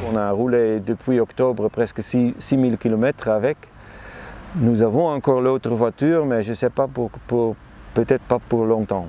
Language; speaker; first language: French; non-native, fluent; Dutch